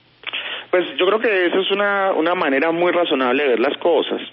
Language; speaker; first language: Spanish; native; Spanish